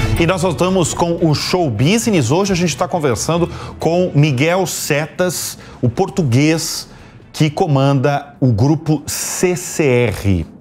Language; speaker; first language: Portuguese; native; Portuguese